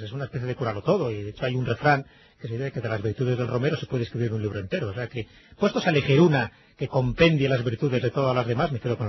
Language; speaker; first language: Spanish; native; Spanish